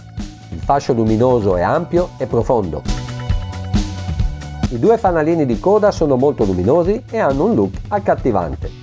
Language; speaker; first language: Italian; native; Italian